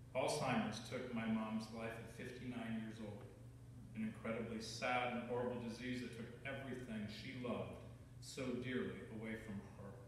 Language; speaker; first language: English; native; English